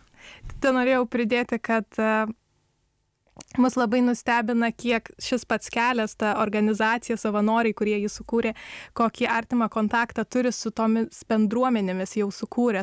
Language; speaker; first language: Lithuanian; native; Lithuanian